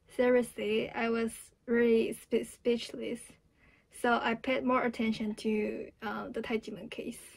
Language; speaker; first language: English; non-native, fluent; Chinese